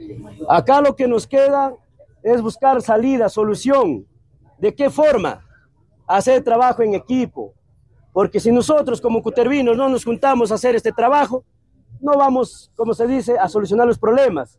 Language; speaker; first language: Spanish; native; Spanish